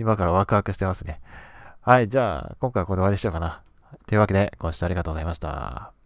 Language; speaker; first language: Japanese; native; Japanese